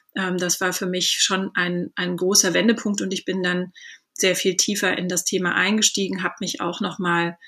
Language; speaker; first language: German; native; German